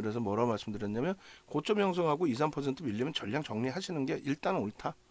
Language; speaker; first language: Korean; native; Korean